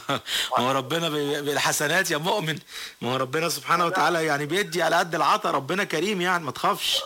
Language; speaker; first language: Arabic; native; Arabic